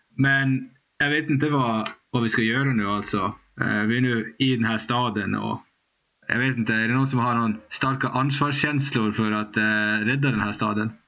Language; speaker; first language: Swedish; native; Swedish